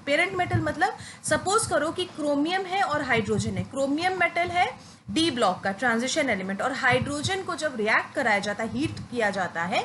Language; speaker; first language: Hindi; native; Hindi